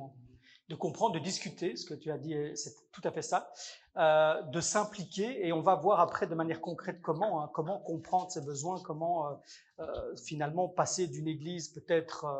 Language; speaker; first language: French; native; French